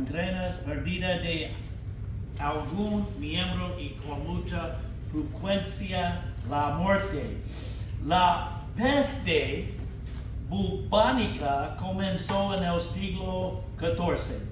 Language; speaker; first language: Spanish; non-native, fluent; English